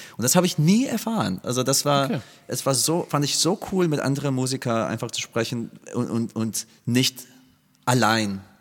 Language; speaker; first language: German; non-native, fluent; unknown